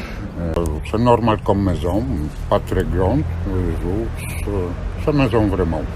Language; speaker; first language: French; non-native, learner; Polish